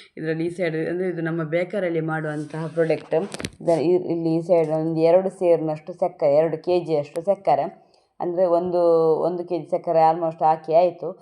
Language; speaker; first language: Kannada; non-native, local second language; Tulu